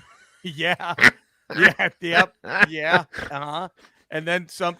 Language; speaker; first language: English; native; English